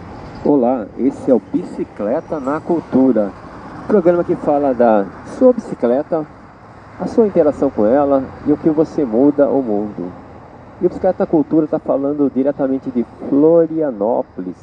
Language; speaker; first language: Portuguese; native; Portuguese